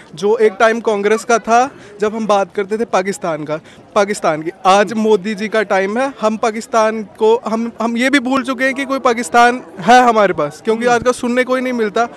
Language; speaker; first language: Hindi; native; Hindi